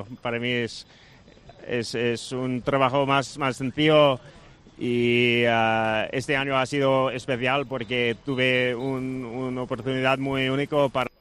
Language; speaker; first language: Spanish; non-native, fluent; Dutch